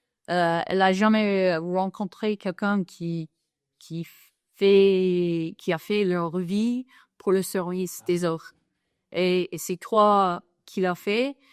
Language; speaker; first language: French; non-native, fluent; English